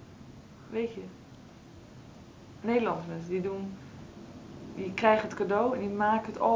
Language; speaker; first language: Dutch; native; Dutch